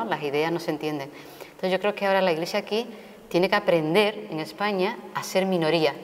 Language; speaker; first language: Spanish; native; Spanish